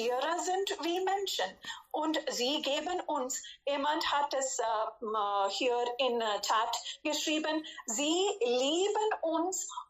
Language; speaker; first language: German; non-native, fluent; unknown